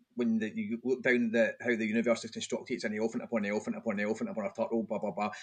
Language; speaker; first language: English; native; English